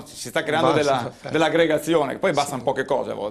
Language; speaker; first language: Italian; native; Italian